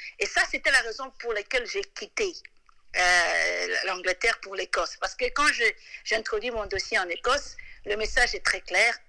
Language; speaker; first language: French; non-native, local second language; Lingala